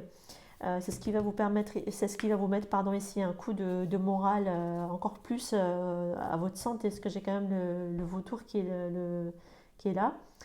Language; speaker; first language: French; native; French